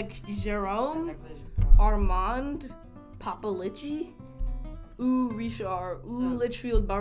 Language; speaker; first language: French; non-native, learner; English